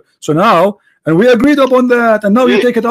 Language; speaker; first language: English; non-native, fluent; Arabic